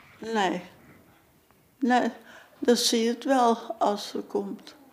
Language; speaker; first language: Dutch; non-native, learner; Portuguese